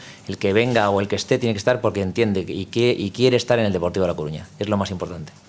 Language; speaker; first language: Spanish; native; Spanish